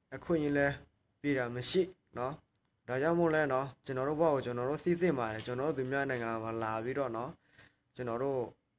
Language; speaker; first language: Burmese; non-native, local second language; S'gaw Karen